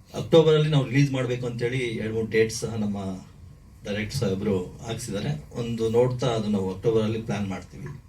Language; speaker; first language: Kannada; native; Kannada